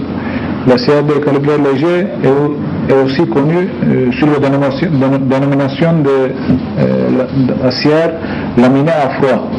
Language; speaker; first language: French; non-native, learner; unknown